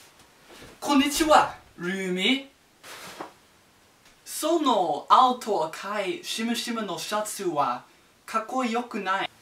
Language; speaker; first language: Japanese; non-native, learner; English